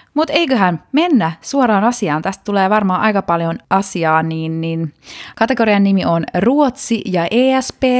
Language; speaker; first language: Finnish; native; Finnish